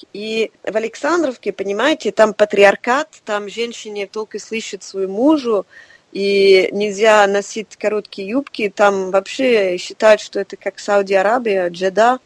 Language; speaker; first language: Russian; non-native, fluent; French